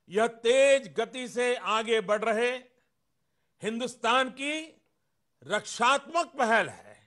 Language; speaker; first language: Hindi; non-native, local second language; Gujarati